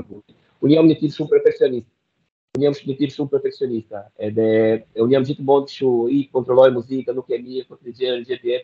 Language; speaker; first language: Albanian; non-native, learner; Portuguese